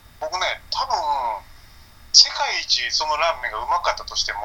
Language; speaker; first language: Japanese; native; Japanese